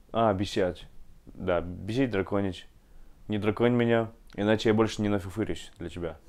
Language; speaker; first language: Russian; non-native, fluent; English